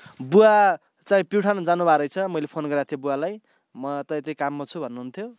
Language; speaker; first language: Nepali; native; Nepali